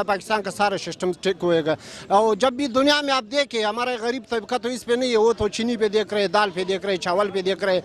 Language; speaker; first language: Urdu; non-native, local second language; Pashto